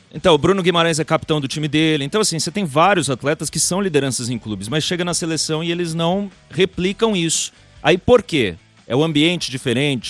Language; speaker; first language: Portuguese; native; Portuguese